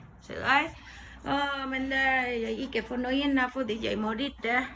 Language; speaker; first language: Swedish; non-native, learner; Thai